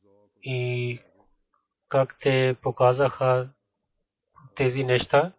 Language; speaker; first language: Bulgarian; non-native, learner; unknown